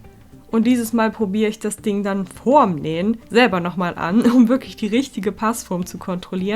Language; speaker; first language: German; native; German